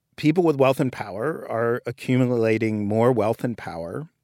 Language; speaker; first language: English; native; English